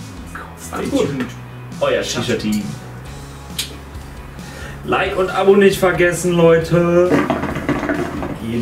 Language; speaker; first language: German; native; German